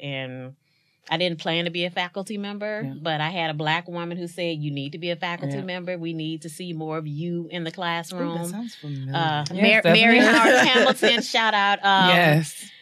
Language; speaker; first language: English; native; English